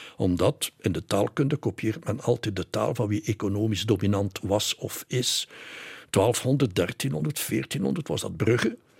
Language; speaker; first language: Dutch; native; Dutch